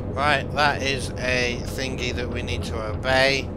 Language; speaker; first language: English; native; English